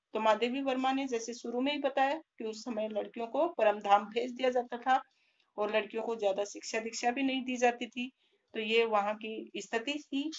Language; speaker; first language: Hindi; native; Hindi